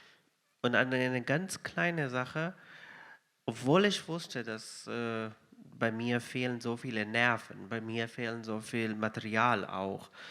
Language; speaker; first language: German; non-native, fluent; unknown